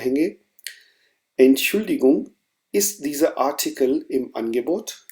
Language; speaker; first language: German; non-native, fluent; Urdu